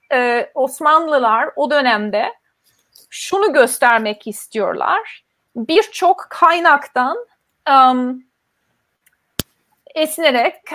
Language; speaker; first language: Turkish; non-native, fluent; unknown